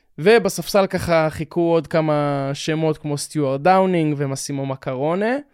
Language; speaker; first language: Hebrew; native; Hebrew